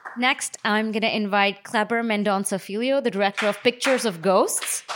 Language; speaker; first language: English; native; English